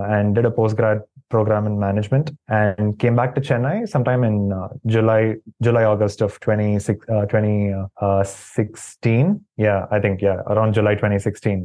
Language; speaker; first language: English; non-native, local second language; Tamil